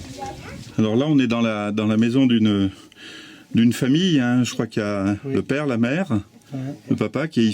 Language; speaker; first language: French; native; French